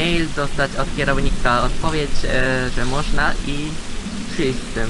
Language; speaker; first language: Polish; non-native, fluent; Japanese